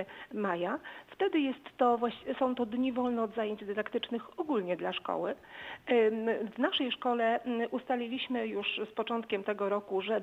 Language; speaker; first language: Polish; native; Polish